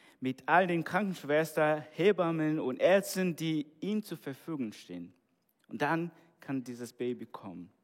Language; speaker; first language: German; non-native, fluent; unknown